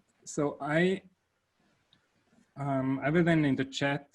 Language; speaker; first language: English; non-native, fluent; German